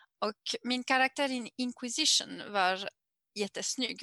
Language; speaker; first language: Swedish; non-native, learner; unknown